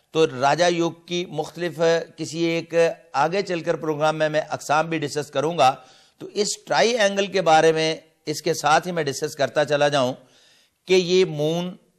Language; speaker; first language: Urdu; non-native, local second language; Punjabi